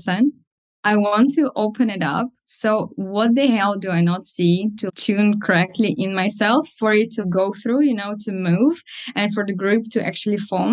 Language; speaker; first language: English; non-native, fluent; Russian